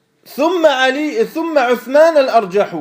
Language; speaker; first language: Arabic; non-native, fluent; French